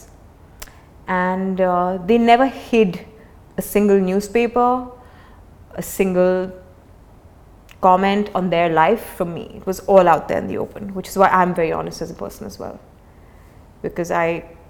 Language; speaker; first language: English; non-native, local second language; Hindi